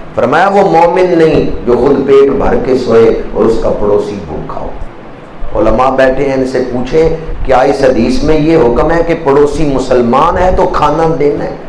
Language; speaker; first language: Urdu; non-native, local second language; Punjabi